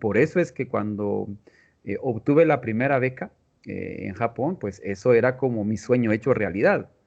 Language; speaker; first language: Spanish; non-native, local second language; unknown